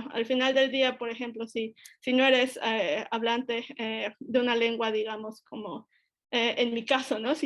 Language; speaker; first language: Spanish; native; Spanish